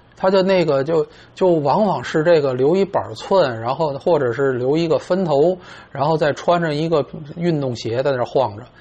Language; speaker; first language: Chinese; native; Chinese